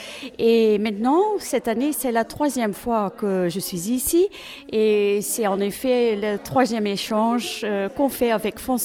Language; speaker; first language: French; non-native, fluent; Dutch